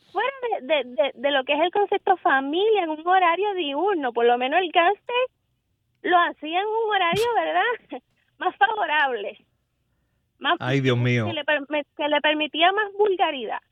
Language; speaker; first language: Spanish; native; Spanish